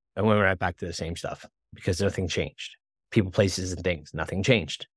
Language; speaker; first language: English; native; English